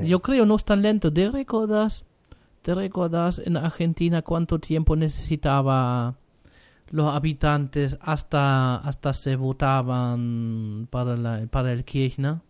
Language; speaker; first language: Spanish; non-native, learner; German